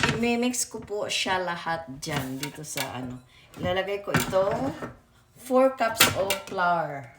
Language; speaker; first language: Filipino; non-native, local second language; Cebuano